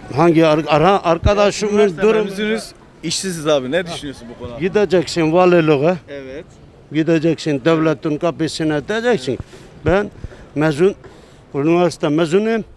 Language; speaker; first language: Turkish; native; Turkish